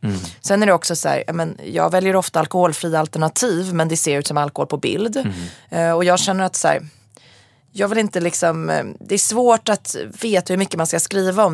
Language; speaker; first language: Swedish; native; Swedish